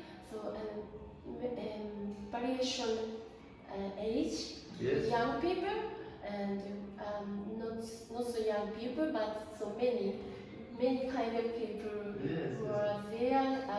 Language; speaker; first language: English; non-native, learner; Japanese